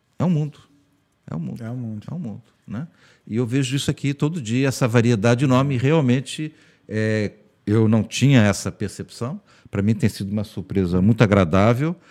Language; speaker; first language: Portuguese; early bilingual, heritage; Portuguese